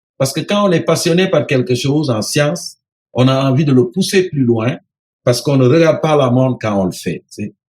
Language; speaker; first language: French; non-native, local second language; Serer